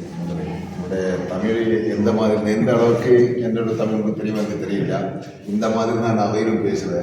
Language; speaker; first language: Tamil; non-native, local second language; Malayalam